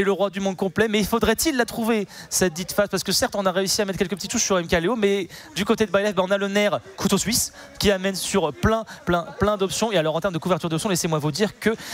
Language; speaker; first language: French; native; French